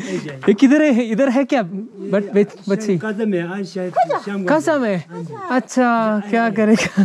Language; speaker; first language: Hindi; non-native, local second language; Malayalam